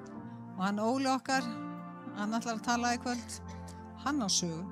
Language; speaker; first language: Icelandic; native; Icelandic